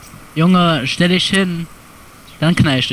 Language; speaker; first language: German; native; German